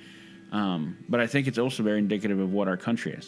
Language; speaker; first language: English; native; English